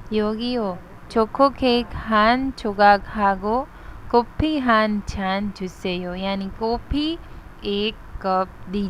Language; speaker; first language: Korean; non-native, fluent; Hindi